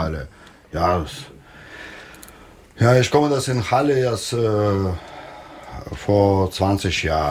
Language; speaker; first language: German; non-native, learner; Russian